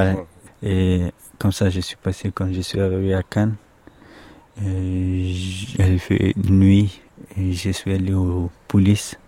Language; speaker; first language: French; non-native, learner; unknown